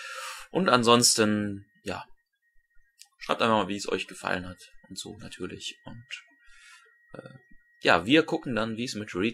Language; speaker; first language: German; native; German